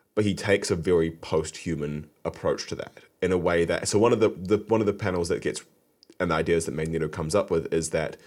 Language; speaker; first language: English; native; English